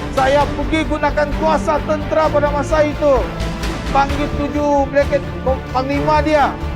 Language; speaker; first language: Malay; non-native, local second language; Chinese